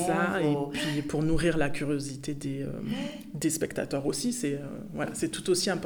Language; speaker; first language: French; native; French